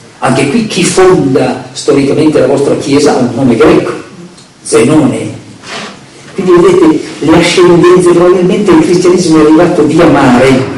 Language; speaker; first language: Italian; native; Italian